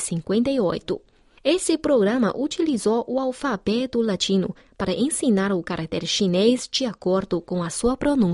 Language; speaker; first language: Portuguese; non-native, fluent; Chinese